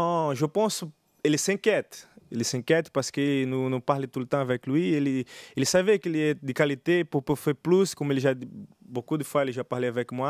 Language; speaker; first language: French; non-native, learner; Portuguese